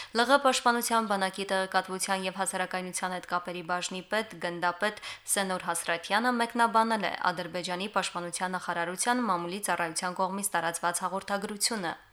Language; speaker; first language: Armenian; native; Armenian